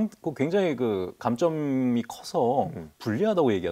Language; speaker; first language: Korean; native; Korean